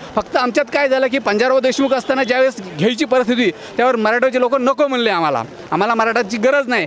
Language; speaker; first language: Marathi; native; Marathi